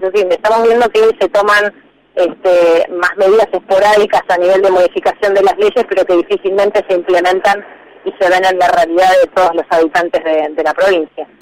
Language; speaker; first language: Spanish; native; Spanish